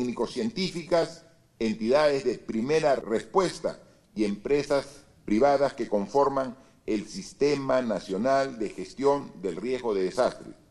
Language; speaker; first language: Spanish; native; Spanish